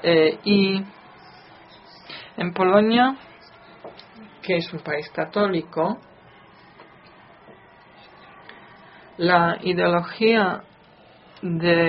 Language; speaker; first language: Spanish; non-native, fluent; Polish